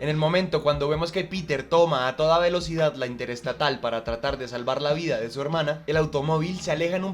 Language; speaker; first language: Spanish; native; Spanish